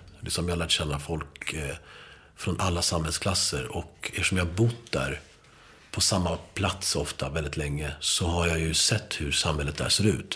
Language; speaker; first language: Swedish; early bilingual, other home language; Spanish